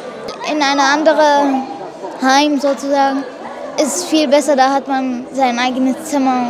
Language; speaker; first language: German; early bilingual, other home language; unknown